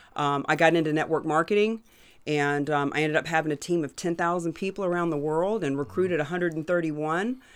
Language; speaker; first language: English; native; English